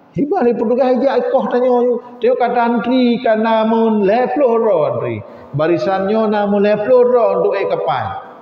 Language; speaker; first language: Malay; non-native, local second language; Achinese